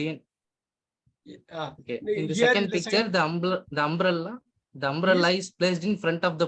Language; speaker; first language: English; non-native, learner; Tamil